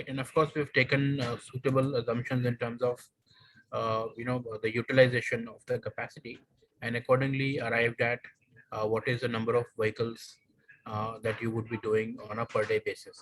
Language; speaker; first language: English; non-native, local second language; Hindi